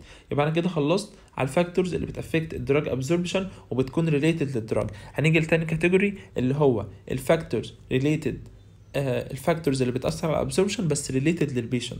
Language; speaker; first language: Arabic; native; Arabic